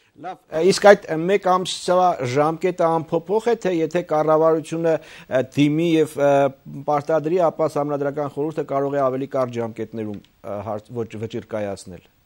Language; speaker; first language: Armenian; native; Armenian